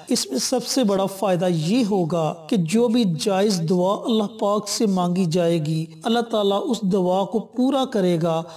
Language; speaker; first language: Urdu; native; Urdu